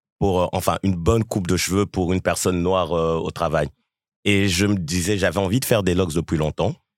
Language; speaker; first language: French; early bilingual, other home language; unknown